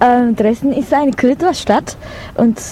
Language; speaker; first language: German; non-native, fluent; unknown